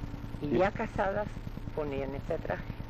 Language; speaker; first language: Spanish; early bilingual, other home language; Russian